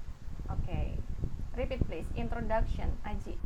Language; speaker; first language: English; non-native, fluent; Indonesian